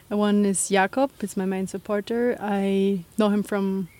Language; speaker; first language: English; non-native, fluent; German